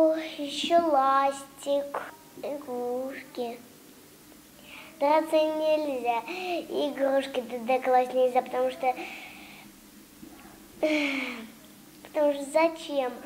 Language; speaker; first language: Russian; early bilingual, heritage; Russian